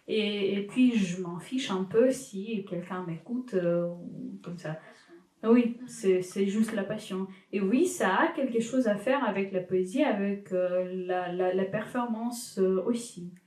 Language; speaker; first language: French; non-native, fluent; Ukrainian